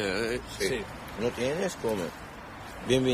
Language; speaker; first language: Spanish; non-native, learner; Arabic